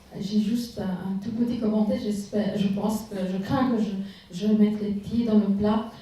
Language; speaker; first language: French; non-native, fluent; Bangla